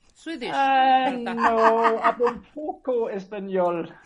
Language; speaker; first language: English; non-native, fluent; Danish